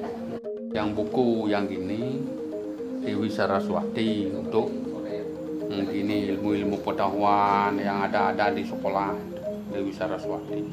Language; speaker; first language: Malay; non-native, local second language; Balinese